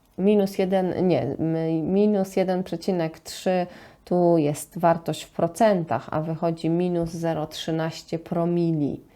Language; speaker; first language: Polish; native; Polish